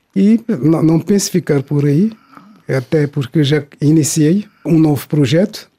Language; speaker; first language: Portuguese; non-native, local second language; Kabuverdianu